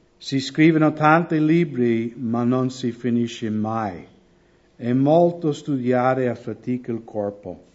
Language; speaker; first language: Italian; non-native, fluent; English